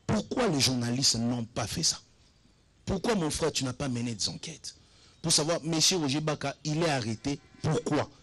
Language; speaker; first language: French; non-native, local second language; Lingala